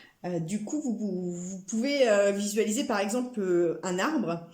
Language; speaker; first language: French; native; French